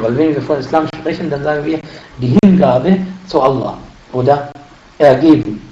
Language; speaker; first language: German; non-native, fluent; Arabic